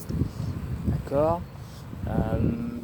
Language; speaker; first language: French; native; French